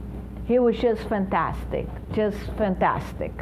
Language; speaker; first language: English; non-native, fluent; Portuguese